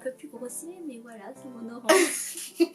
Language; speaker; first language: French; native; French